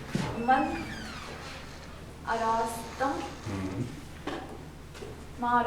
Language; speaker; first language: Persian; non-native, learner; Urdu